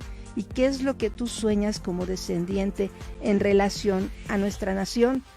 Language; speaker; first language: Spanish; native; Spanish